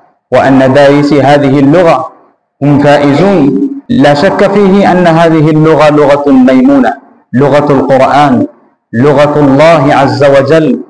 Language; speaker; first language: Arabic; non-native, fluent; Urdu